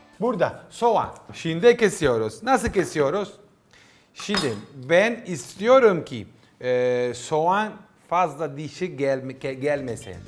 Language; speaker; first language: Turkish; non-native, learner; Italian